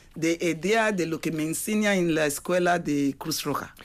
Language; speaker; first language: Spanish; non-native, fluent; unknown